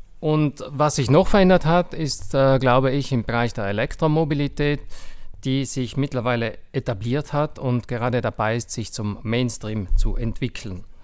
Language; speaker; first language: German; native; German